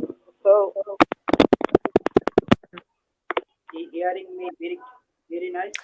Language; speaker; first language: English; non-native, learner; Bangla